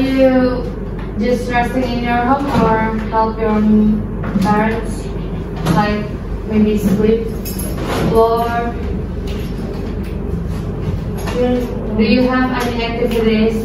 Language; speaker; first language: English; non-native, learner; Indonesian